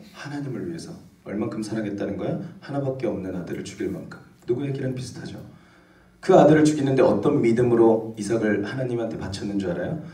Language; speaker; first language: Korean; native; Korean